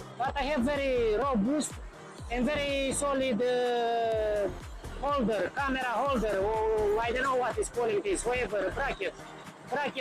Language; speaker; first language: English; non-native, learner; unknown